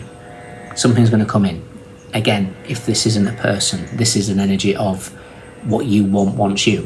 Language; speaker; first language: English; native; English